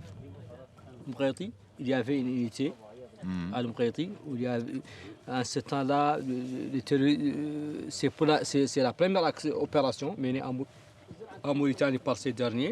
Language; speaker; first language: French; non-native, local second language; Arabic